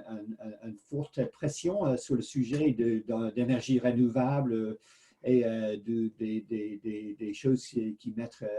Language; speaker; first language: French; non-native, fluent; English